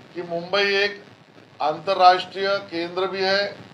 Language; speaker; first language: Hindi; non-native, local second language; Marathi